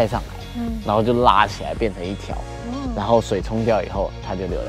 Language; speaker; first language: Chinese; native; Chinese